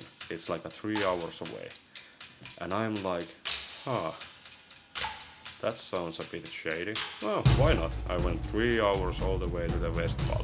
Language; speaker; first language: English; non-native, fluent; Finnish